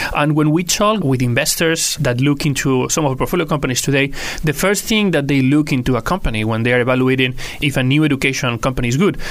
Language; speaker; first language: English; non-native, local second language; Cantonese